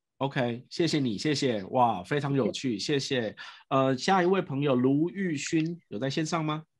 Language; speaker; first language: Chinese; native; Chinese